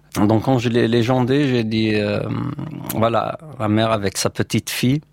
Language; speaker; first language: French; non-native, local second language; Berber languages